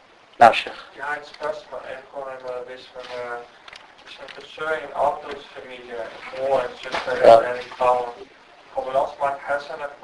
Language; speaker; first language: Danish; early bilingual, other home language; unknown